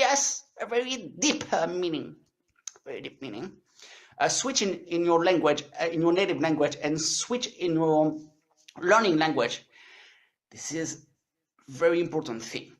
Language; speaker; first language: English; non-native, learner; French